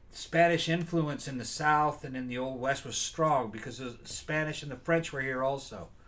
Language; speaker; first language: English; native; English